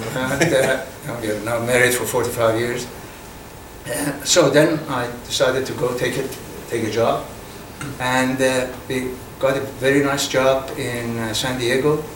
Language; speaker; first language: English; non-native, fluent; Persian